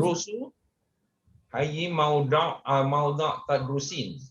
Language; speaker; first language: Arabic; non-native, learner; Malay